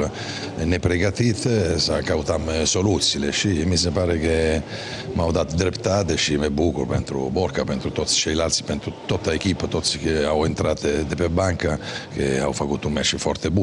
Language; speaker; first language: Romanian; non-native, fluent; Italian